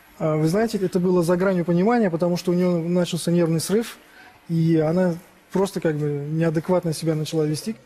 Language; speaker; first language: Russian; native; Russian